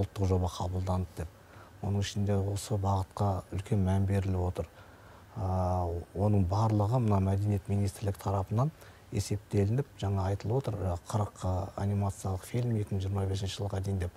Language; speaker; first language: Kazakh; native; Kazakh